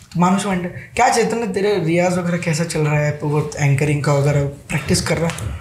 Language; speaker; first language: Hindi; non-native, local second language; Marathi